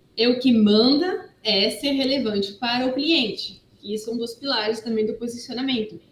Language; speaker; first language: Portuguese; non-native, fluent; French